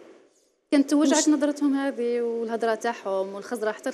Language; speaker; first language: Arabic; native; Arabic